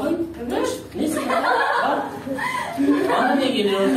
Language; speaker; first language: Turkish; non-native, learner; Kazakh